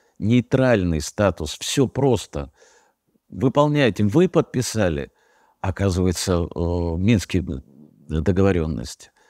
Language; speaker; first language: Russian; native; Russian